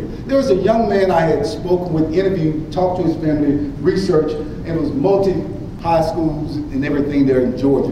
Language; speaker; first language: English; native; English